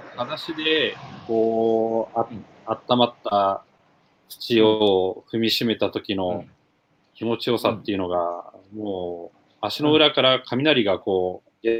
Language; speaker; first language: Japanese; native; Japanese